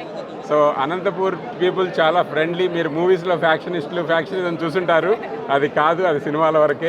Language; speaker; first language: Telugu; native; Telugu